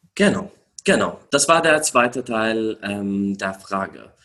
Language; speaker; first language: German; non-native, fluent; Arabic